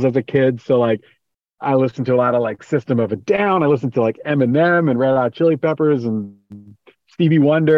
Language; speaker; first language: English; native; English